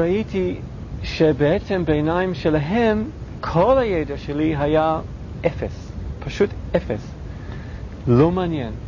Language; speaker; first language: Hebrew; non-native, fluent; English